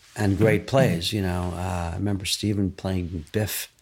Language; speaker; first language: English; native; English